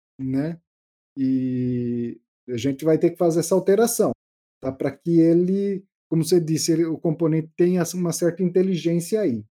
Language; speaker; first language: Portuguese; native; Portuguese